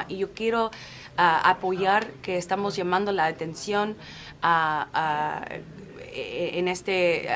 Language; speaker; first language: Spanish; non-native, fluent; English